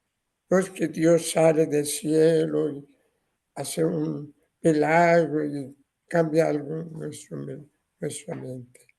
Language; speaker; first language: Spanish; non-native, learner; Persian